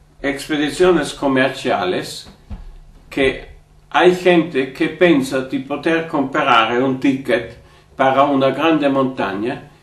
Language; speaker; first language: Spanish; non-native, learner; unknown